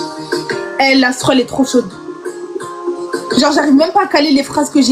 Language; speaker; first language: French; native; French